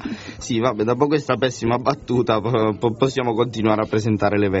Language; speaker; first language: Italian; native; Italian